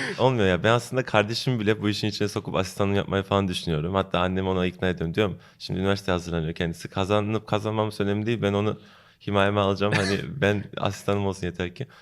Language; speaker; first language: Turkish; early bilingual, heritage; Turkish